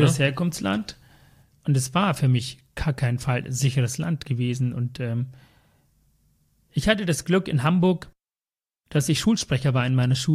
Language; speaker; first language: German; early bilingual, other home language; Tamil